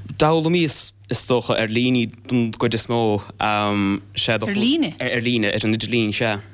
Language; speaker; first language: Irish; non-native, local second language; English